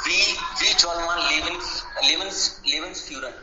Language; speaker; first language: German; non-native, learner; Hindi